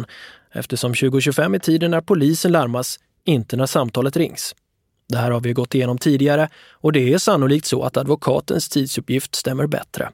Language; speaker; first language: Swedish; native; Swedish